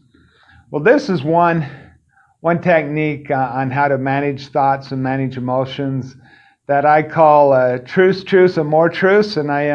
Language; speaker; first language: English; native; English